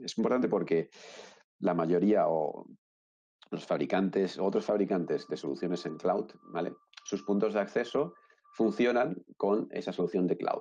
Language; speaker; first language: Spanish; native; Spanish